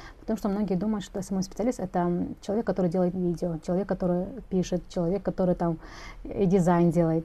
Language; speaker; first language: Russian; non-native, local second language; Kazakh